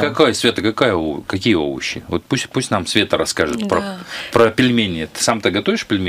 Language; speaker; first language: Russian; native; Russian